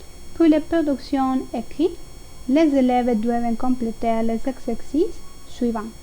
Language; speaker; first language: French; non-native, learner; Spanish